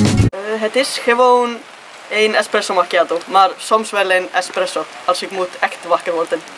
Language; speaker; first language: Dutch; non-native, learner; Icelandic